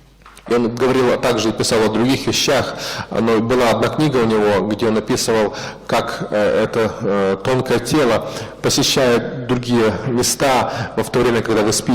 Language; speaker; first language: Russian; native; Russian